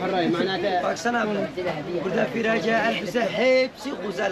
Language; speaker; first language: Turkish; non-native, learner; Arabic